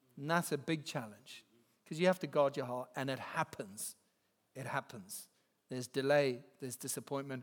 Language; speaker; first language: English; native; English